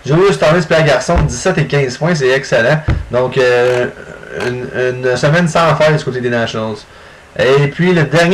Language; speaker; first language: French; native; French